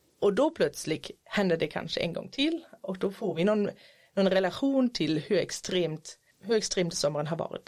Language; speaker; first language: Swedish; non-native, fluent; German